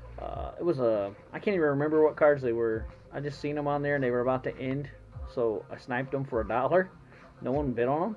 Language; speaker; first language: English; native; English